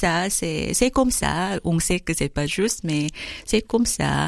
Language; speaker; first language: French; non-native, fluent; Korean